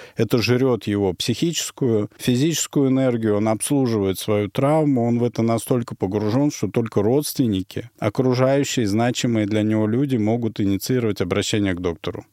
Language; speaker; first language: Russian; native; Russian